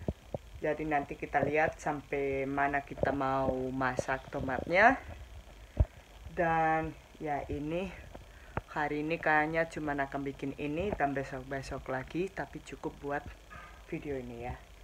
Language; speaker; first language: Indonesian; non-native, fluent; Spanish